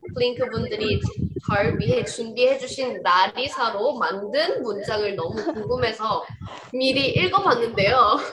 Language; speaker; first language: Korean; non-native, fluent; Thai